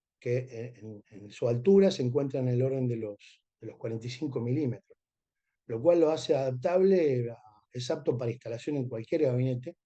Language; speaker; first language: Spanish; native; Spanish